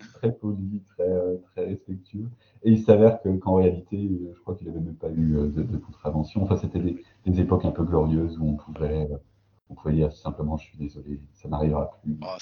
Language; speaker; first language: French; native; French